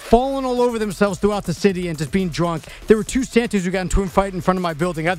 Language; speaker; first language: English; native; English